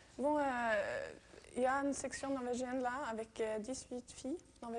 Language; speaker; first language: French; non-native, fluent; Norwegian